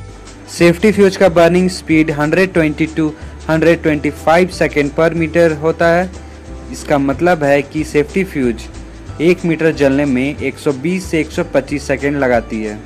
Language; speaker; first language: Hindi; native; Hindi